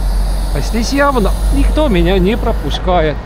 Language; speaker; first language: Russian; non-native, local second language; Estonian